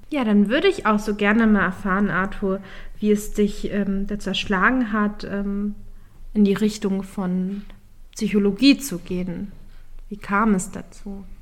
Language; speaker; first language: German; early bilingual, other home language; Turkish